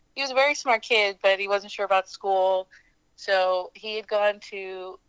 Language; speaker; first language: English; native; English